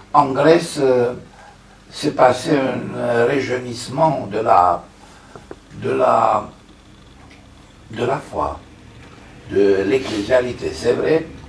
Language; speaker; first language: French; non-native, fluent; Romanian